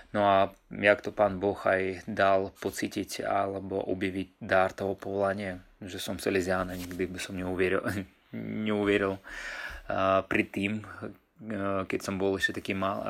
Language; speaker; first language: Slovak; non-native, fluent; Russian